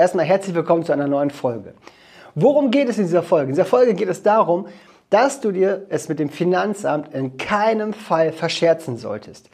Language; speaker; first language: German; native; German